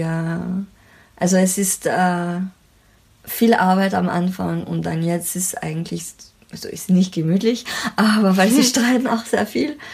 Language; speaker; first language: German; non-native, fluent; French